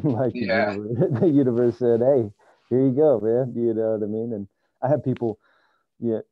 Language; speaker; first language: English; native; English